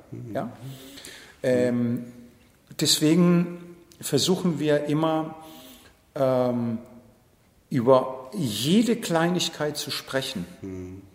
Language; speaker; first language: German; non-native, fluent; Greek